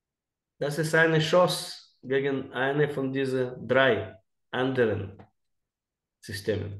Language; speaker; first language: German; non-native, learner; Russian